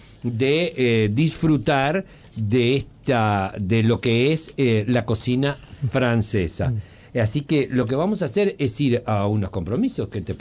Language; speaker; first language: Spanish; native; Spanish